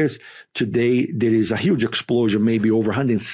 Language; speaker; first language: English; non-native, fluent; Portuguese